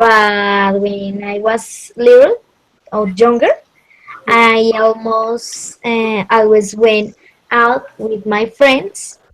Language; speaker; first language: English; non-native, learner; Spanish